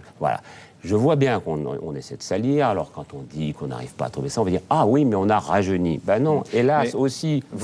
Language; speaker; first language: French; native; French